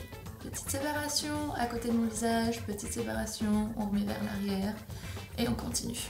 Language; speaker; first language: French; native; French